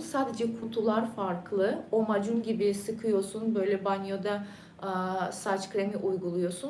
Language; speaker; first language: Turkish; non-native, fluent; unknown